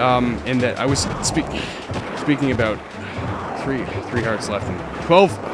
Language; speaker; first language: English; native; English